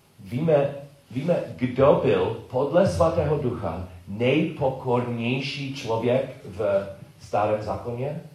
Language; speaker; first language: Czech; non-native, learner; English